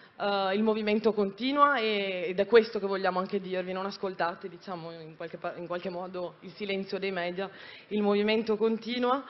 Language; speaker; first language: Italian; native; Italian